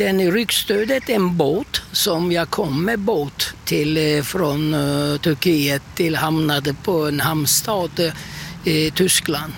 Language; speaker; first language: Swedish; non-native, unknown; Turkish